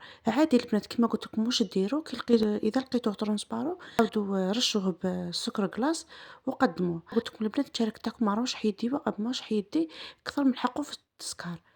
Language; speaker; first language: Arabic; native; Arabic